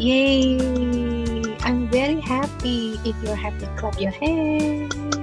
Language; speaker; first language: English; non-native, fluent; Indonesian